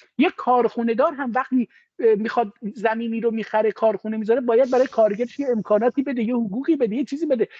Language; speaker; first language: Persian; non-native, local second language; Azerbaijani